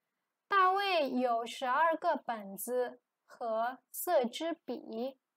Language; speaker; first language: Chinese; non-native, fluent; Indonesian